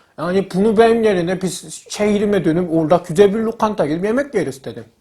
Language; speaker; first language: Turkish; non-native, learner; Korean